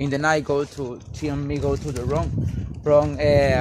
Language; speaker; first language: English; non-native, learner; Spanish